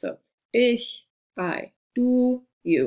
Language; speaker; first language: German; non-native, fluent; English